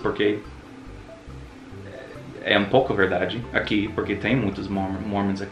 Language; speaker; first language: Portuguese; non-native, fluent; English